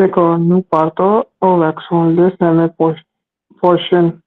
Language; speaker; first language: French; non-native, learner; Hindi